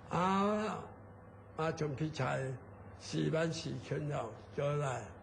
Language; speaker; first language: Thai; non-native, learner; Chinese